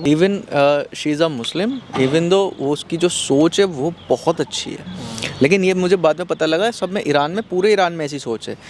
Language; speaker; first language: Hindi; native; Hindi